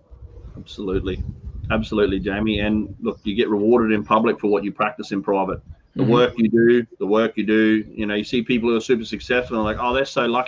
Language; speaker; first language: English; native; English